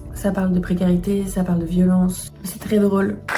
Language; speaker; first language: French; native; French